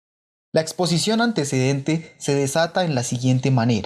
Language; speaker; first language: Spanish; native; Spanish